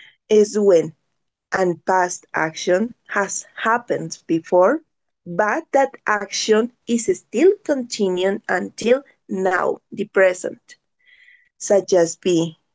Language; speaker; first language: English; non-native, learner; Spanish